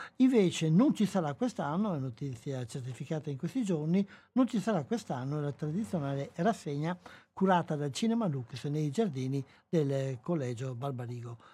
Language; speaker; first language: Italian; native; Italian